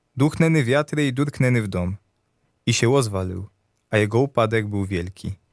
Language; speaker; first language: Polish; native; Polish